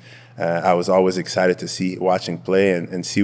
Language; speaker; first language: English; non-native, fluent; French